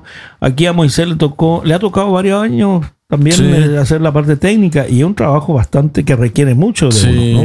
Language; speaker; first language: Spanish; native; Spanish